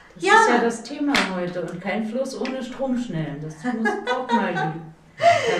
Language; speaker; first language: German; native; German